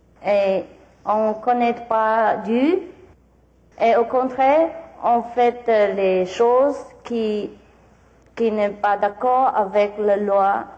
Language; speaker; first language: French; non-native, learner; Vietnamese